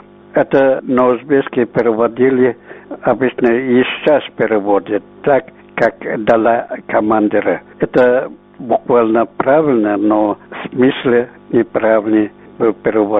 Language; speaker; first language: Russian; non-native, local second language; Uzbek